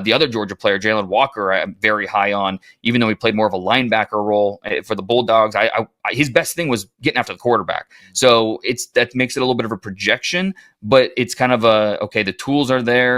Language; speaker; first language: English; native; English